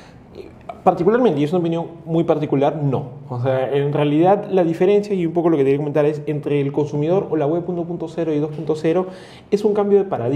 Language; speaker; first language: Spanish; native; Spanish